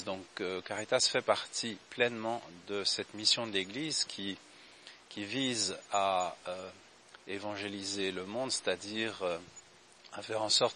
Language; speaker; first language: French; native; French